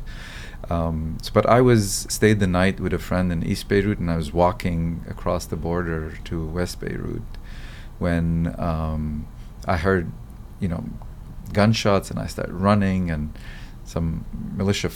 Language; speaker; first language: English; non-native, fluent; Arabic